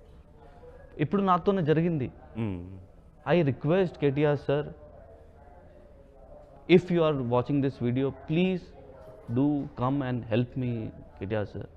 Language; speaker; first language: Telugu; non-native, local second language; Hindi